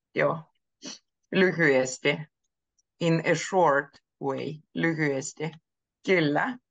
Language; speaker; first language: Finnish; native; Finnish